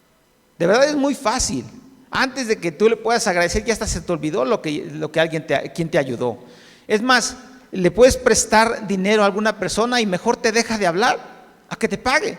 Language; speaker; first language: Spanish; native; Spanish